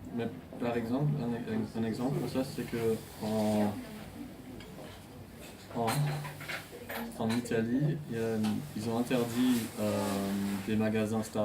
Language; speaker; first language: French; non-native, fluent; German